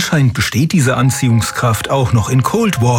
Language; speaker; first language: German; native; German